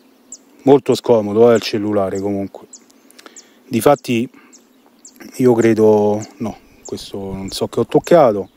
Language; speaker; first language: Italian; native; Italian